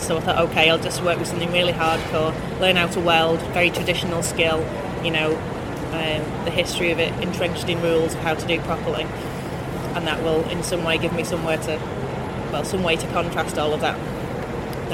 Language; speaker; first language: English; native; English